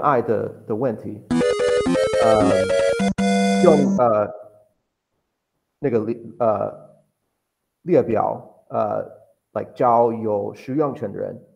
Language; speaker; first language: Chinese; non-native, learner; English